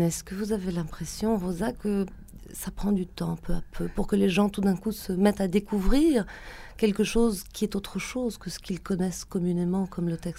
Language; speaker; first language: French; native; French